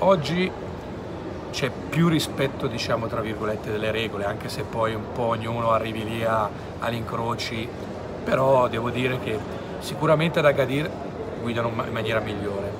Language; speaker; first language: Italian; native; Italian